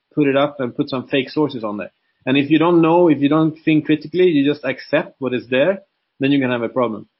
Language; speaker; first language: English; non-native, fluent; Swedish